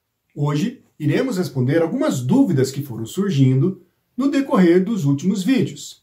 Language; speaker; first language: Portuguese; native; Portuguese